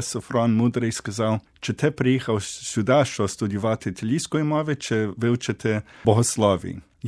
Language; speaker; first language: Ukrainian; early bilingual, heritage; Ukrainian